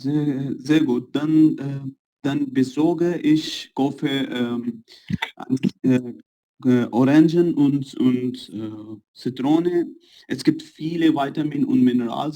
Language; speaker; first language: German; non-native, learner; Urdu